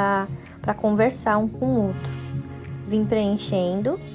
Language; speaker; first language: Portuguese; native; Portuguese